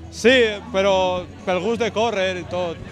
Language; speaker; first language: Spanish; non-native, local second language; Catalan